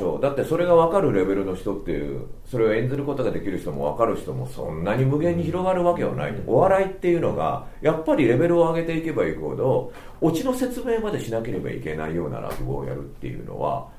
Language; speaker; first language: Japanese; native; Japanese